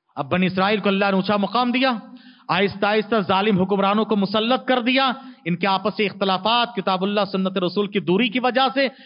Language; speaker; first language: Urdu; native; Urdu